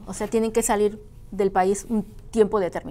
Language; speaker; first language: Spanish; native; Spanish